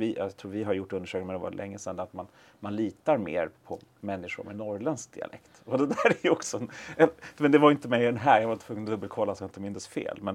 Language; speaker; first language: Swedish; native; Swedish